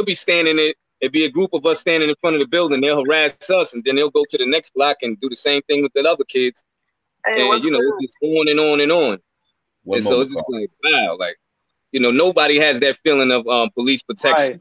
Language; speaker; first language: English; native; English